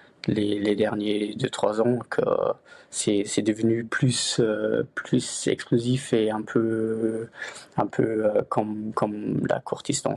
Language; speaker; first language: French; non-native, fluent; Luxembourgish